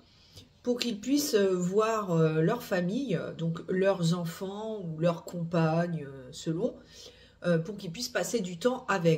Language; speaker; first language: French; native; French